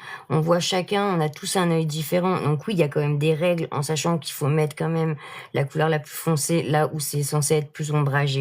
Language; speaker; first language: French; native; French